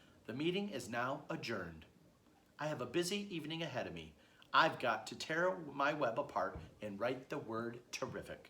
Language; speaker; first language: English; native; English